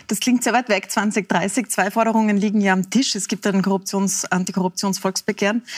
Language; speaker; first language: German; native; German